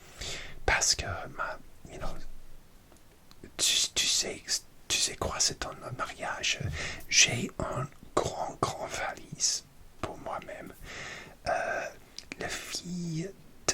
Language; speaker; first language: French; non-native, learner; English